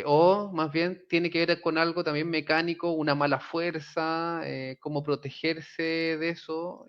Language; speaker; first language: Spanish; native; Spanish